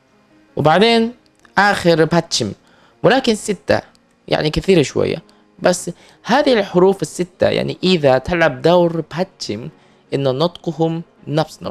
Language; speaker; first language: Arabic; non-native, fluent; Korean